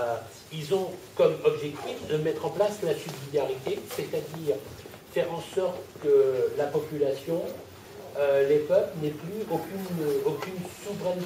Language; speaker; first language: French; native; French